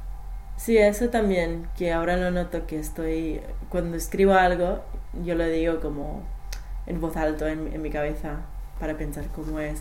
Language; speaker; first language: Spanish; non-native, learner; English